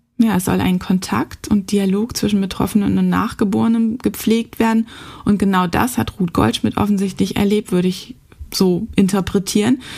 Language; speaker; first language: German; native; German